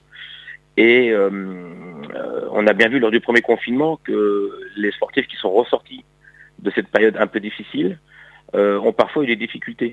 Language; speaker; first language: French; native; French